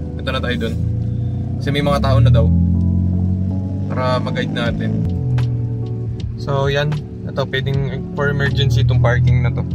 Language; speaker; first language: Filipino; native; Filipino